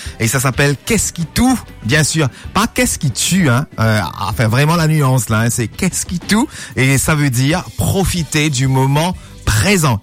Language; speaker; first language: French; non-native, local second language; Morisyen